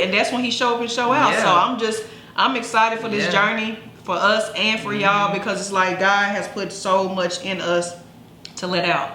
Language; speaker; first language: English; native; English